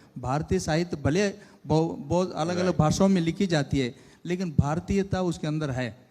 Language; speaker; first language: Hindi; non-native, local second language; Telugu